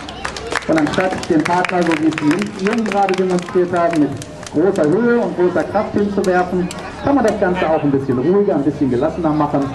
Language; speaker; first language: German; native; German